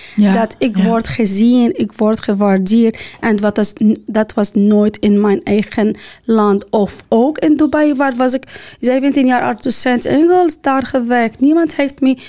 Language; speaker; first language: Dutch; non-native, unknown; Arabic